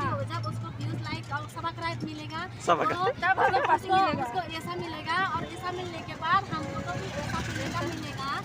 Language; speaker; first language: Hindi; non-native, local second language; Kok Borok